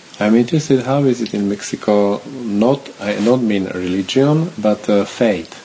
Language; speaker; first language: English; non-native, learner; Slovak